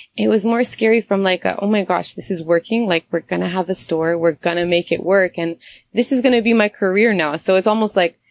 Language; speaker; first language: English; native; English